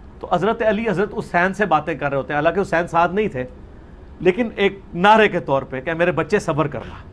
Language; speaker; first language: Urdu; non-native, local second language; Punjabi